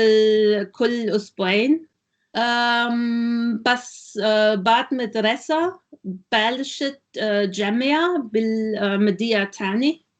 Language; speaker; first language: Arabic; non-native, learner; German